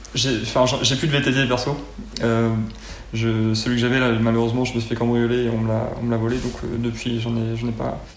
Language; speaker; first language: French; native; French